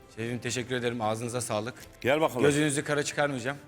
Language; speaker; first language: Turkish; native; Turkish